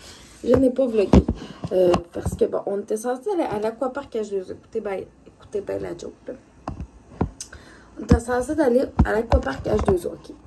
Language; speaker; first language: French; native; French